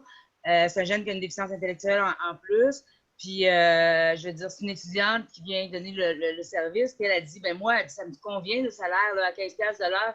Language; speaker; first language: French; native; French